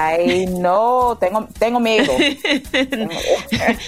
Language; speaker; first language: Spanish; non-native, learner; English